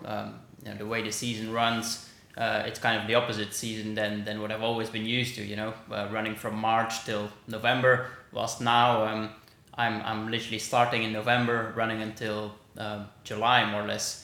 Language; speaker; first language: English; non-native, fluent; Dutch